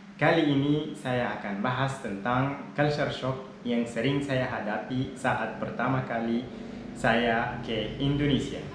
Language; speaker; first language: Indonesian; non-native, fluent; Arabic